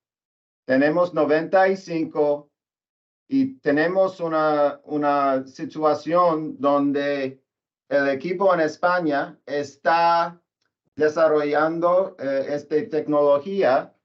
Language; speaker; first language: Spanish; non-native, learner; English